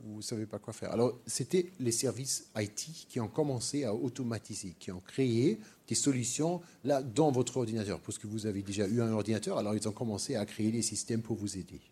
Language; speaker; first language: French; non-native, fluent; German